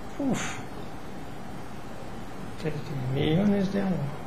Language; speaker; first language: Spanish; non-native, learner; French